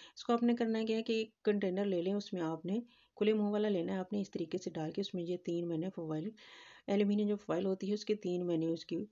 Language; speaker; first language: Hindi; native; Hindi